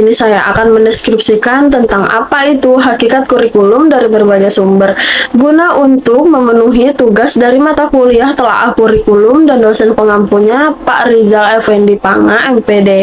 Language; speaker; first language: Indonesian; native; Indonesian